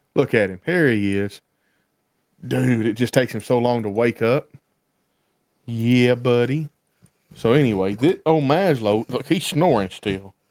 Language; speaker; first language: English; native; English